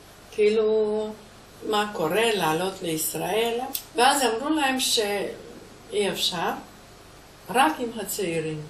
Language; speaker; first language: Hebrew; non-native, fluent; Hungarian